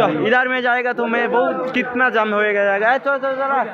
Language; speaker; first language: Hindi; non-native, learner; Bangla